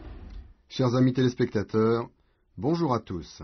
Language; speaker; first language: French; non-native, fluent; Chinese